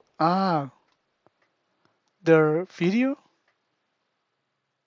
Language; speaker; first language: English; non-native, learner; Korean